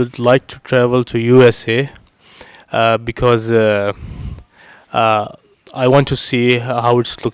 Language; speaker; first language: English; non-native, learner; Urdu